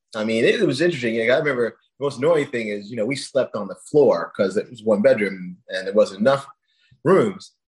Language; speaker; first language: English; early bilingual, other home language; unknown